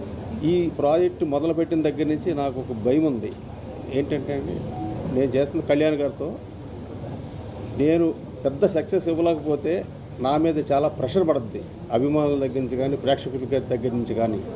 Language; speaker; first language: Telugu; native; Telugu